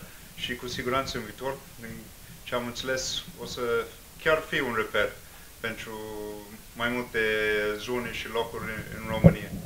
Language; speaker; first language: Romanian; non-native, fluent; English